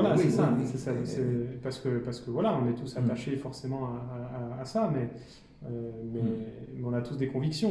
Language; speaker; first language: French; native; French